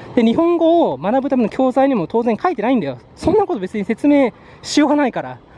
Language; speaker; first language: Japanese; native; Japanese